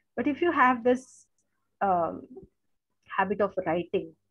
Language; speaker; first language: English; non-native, local second language; Gujarati